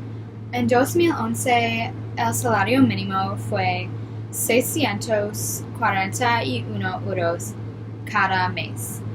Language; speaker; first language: Spanish; non-native, learner; English